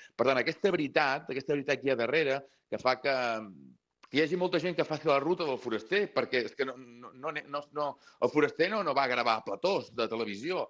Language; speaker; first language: Catalan; native; Catalan